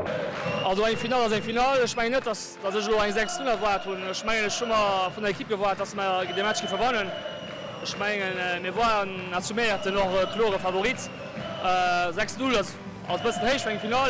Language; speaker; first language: German; non-native, local second language; Luxembourgish